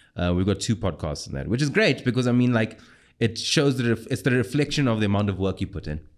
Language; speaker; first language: English; native; English